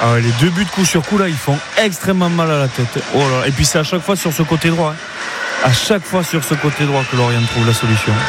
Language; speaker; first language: French; native; French